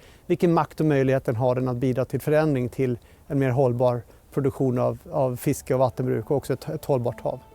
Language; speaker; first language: Swedish; native; Swedish